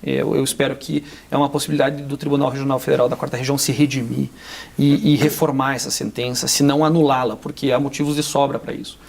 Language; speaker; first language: Portuguese; native; Portuguese